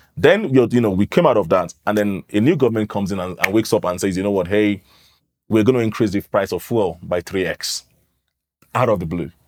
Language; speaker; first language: English; native; English